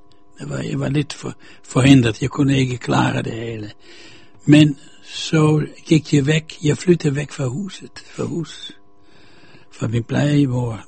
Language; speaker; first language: Danish; non-native, fluent; Dutch